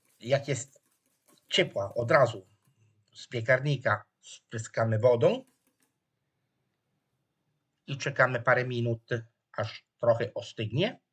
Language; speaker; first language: Polish; non-native, fluent; Italian